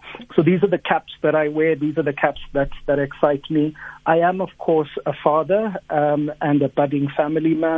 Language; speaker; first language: English; non-native, local second language; Xhosa